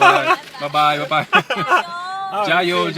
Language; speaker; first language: Chinese; non-native, learner; English